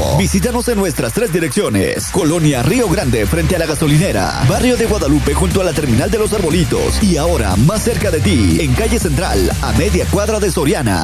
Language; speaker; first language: Spanish; native; Spanish